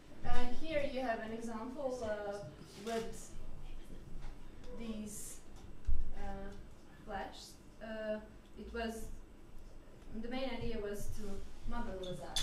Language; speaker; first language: English; non-native, learner; French